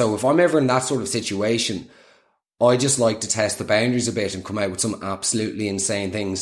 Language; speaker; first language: English; native; English